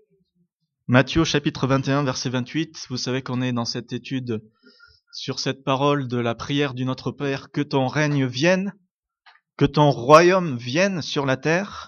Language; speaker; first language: French; native; French